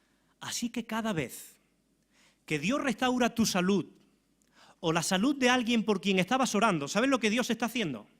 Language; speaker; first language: Spanish; native; Spanish